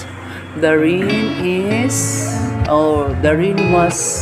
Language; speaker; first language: English; non-native, local second language; Cebuano